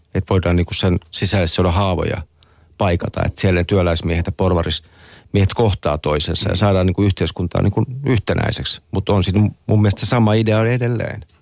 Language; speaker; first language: Finnish; native; Finnish